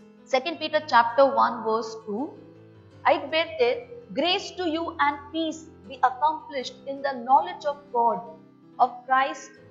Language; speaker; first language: English; non-native, local second language; Tulu